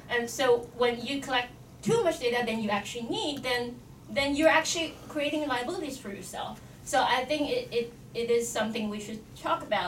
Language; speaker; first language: English; non-native, fluent; Chinese